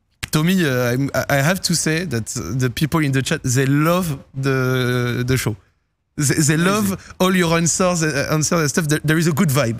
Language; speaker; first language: English; non-native, fluent; French